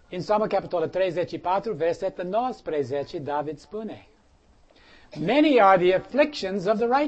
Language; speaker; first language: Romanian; non-native, learner; English